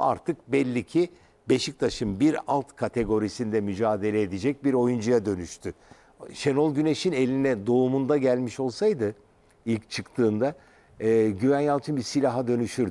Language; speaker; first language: Turkish; native; Turkish